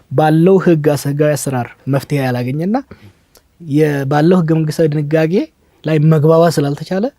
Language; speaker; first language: Amharic; non-native, local second language; Oromo